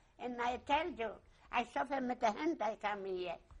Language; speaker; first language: English; non-native, learner; Yiddish